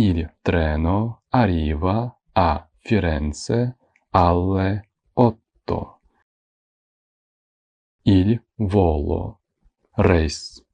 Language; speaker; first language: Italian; non-native, fluent; Ukrainian